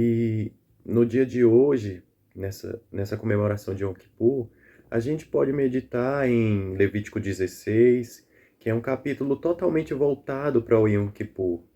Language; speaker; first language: Portuguese; native; Portuguese